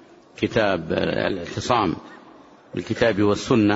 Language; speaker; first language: Arabic; native; Arabic